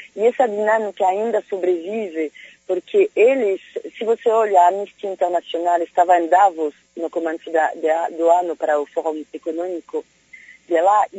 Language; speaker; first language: Portuguese; non-native, fluent; French